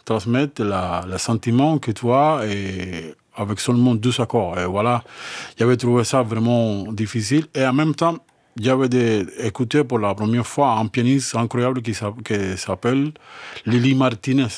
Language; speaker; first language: French; non-native, fluent; Spanish